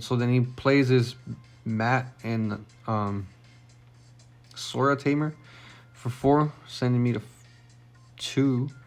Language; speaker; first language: English; native; English